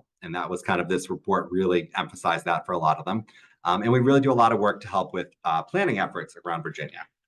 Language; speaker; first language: English; native; English